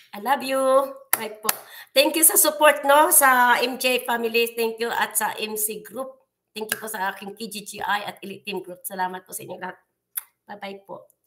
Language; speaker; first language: Filipino; non-native, local second language; Cebuano